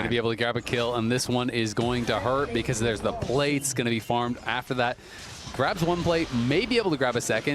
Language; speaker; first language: English; native; English